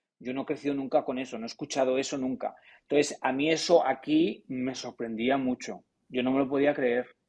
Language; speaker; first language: Spanish; native; Spanish